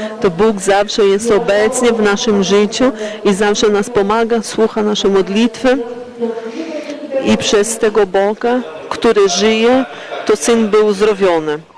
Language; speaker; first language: Polish; early bilingual, heritage; Polish